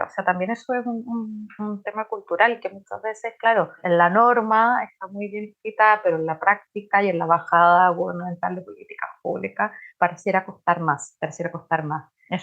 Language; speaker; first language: Spanish; native; Spanish